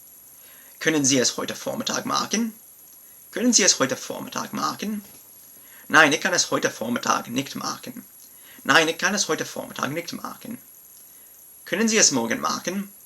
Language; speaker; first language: German; non-native, learner; English